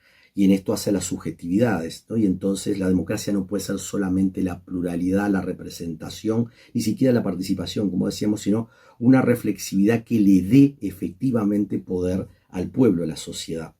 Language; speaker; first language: Spanish; native; Spanish